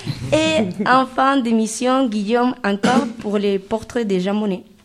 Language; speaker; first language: French; non-native, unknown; Spanish